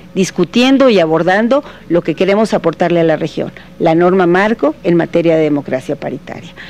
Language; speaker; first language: Spanish; native; Spanish